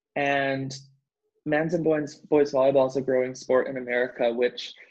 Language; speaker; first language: English; native; English